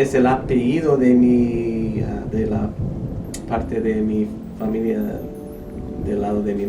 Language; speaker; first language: Spanish; non-native, fluent; English